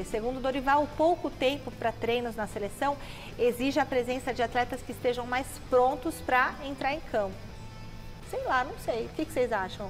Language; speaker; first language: Portuguese; native; Portuguese